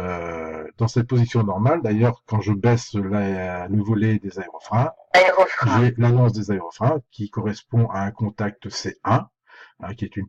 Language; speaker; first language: French; native; French